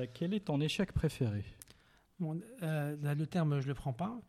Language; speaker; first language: French; non-native, local second language; Arabic